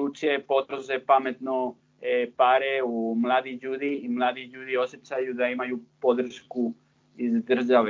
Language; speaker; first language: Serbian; non-native, fluent; Spanish